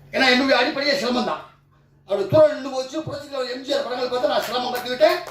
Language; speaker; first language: Tamil; native; Tamil